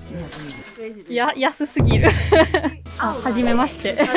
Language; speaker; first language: Japanese; non-native, fluent; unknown